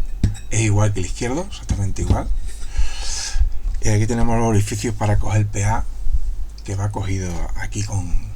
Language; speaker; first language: Spanish; native; Spanish